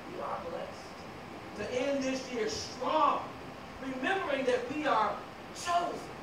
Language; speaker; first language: English; native; English